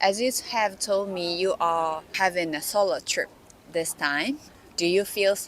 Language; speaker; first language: English; non-native, learner; Japanese